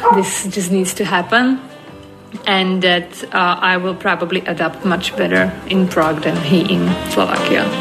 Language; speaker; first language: English; non-native, fluent; Czech